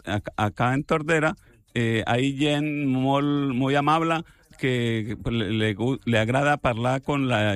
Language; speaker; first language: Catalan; non-native, learner; Spanish